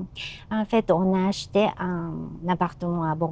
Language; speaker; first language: French; non-native, learner; Japanese